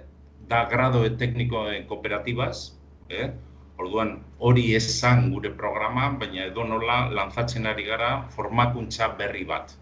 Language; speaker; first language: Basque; non-native, local second language; Spanish